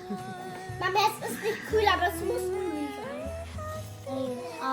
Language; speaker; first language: German; early bilingual, heritage; German